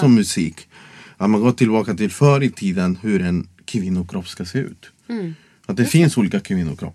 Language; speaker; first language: Swedish; non-native, fluent; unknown